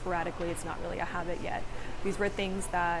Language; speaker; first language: English; native; English